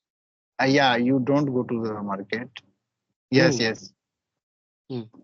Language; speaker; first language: English; non-native, learner; Hindi